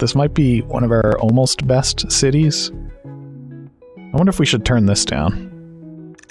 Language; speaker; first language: English; native; English